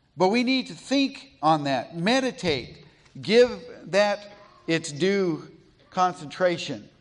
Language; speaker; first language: English; native; English